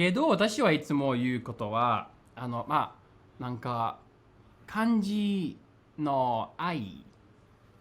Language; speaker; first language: Japanese; non-native, fluent; English